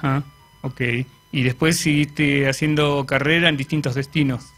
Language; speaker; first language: Spanish; native; Spanish